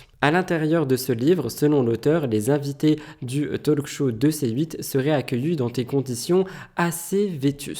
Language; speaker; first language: French; native; French